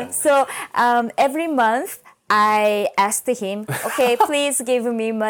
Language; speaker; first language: English; non-native, fluent; Korean